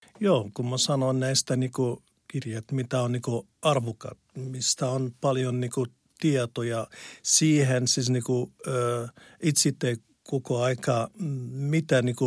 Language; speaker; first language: Finnish; non-native, learner; Arabic